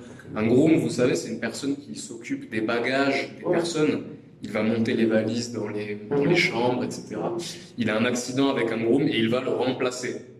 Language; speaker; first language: French; native; French